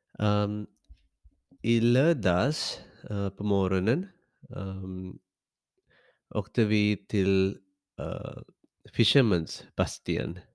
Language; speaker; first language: Swedish; non-native, learner; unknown